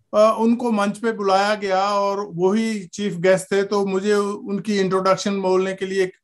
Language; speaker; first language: Hindi; native; Hindi